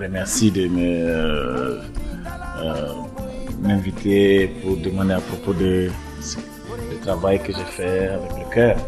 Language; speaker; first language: French; non-native, local second language; Bambara